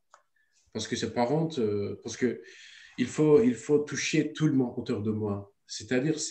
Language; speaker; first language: French; non-native, learner; Turkish